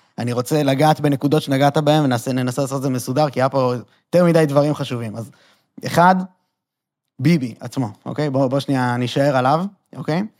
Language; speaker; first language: Hebrew; native; Hebrew